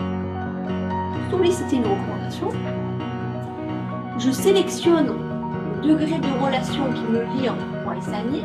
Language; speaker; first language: French; native; French